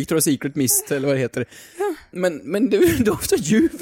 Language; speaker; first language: Swedish; native; Swedish